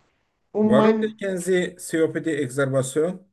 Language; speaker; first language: German; non-native, learner; Turkish